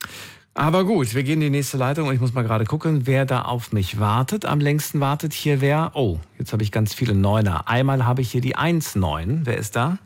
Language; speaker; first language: German; native; German